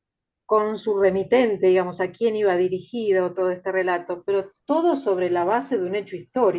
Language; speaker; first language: Spanish; native; Spanish